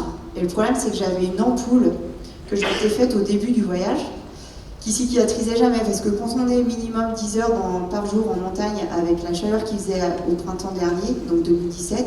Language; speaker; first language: French; native; French